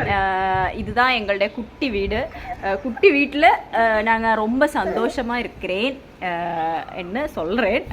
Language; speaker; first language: Tamil; non-native, learner; Malayalam